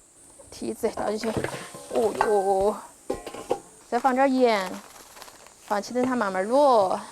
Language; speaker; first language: Chinese; native; Chinese